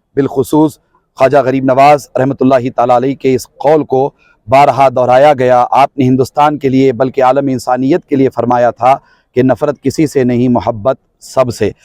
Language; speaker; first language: Urdu; native; Urdu